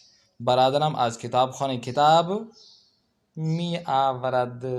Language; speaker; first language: Persian; non-native, learner; Urdu